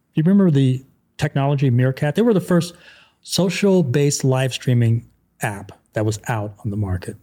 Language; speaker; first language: English; native; English